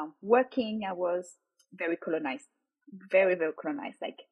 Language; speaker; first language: English; non-native, fluent; French